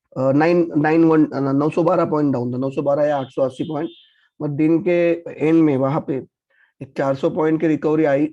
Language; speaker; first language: Hindi; non-native, local second language; Marathi